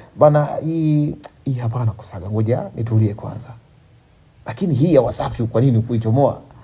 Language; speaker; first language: Swahili; native; Swahili